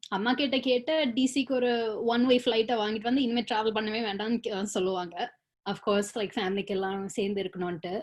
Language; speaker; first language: Tamil; early bilingual, other home language; English